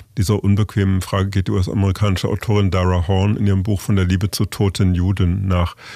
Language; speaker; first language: German; native; German